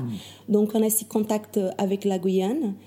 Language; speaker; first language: French; non-native, fluent; Portuguese